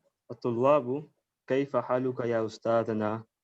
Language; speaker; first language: Arabic; non-native, learner; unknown